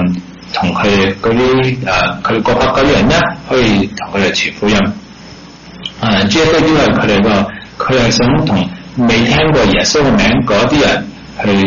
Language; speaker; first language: Chinese; early bilingual, heritage; Cantonese